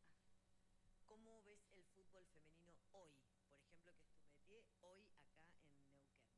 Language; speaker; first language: Spanish; native; Spanish